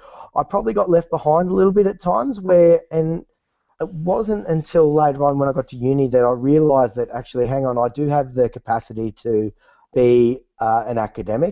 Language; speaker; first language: English; native; English